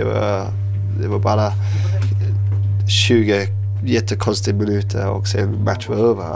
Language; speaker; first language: Swedish; non-native, learner; English